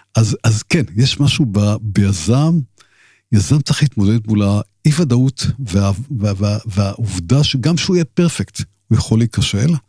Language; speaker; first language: Hebrew; native; Hebrew